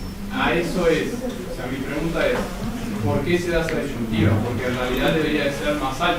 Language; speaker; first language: Spanish; native; Spanish